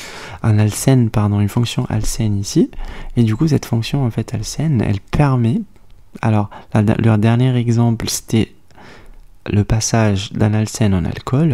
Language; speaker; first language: French; native; French